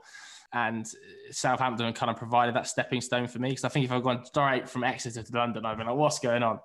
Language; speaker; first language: English; native; English